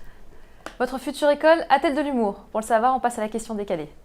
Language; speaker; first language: French; native; French